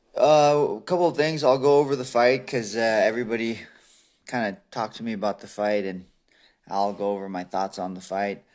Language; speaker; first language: English; early bilingual, other home language; Assyrian Neo-Aramaic